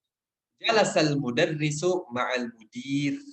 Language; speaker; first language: Arabic; non-native, fluent; Indonesian